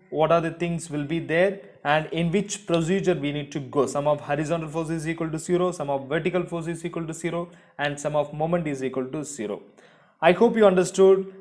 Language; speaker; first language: English; non-native, local second language; Tamil